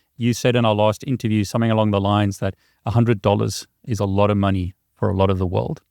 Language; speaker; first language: English; native; English